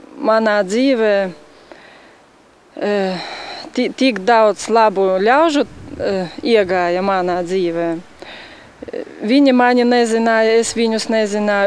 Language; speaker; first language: Latvian; non-native, local second language; Russian